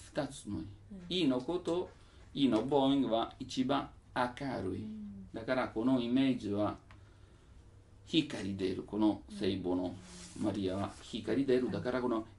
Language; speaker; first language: Japanese; non-native, learner; Italian